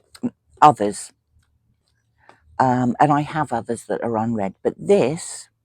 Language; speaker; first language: English; native; English